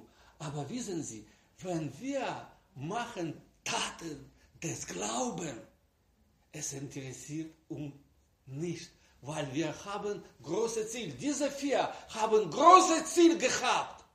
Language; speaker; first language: German; non-native, learner; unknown